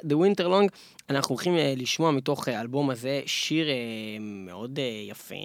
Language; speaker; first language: Hebrew; native; Hebrew